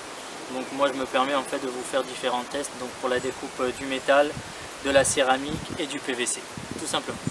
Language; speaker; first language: French; native; French